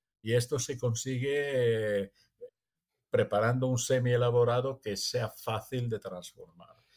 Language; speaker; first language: Spanish; non-native, fluent; Italian